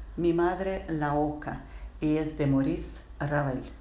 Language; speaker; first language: Spanish; non-native, fluent; Russian